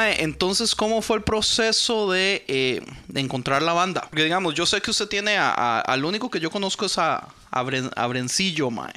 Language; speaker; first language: Spanish; native; Spanish